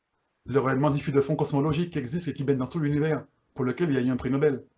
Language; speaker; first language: French; native; French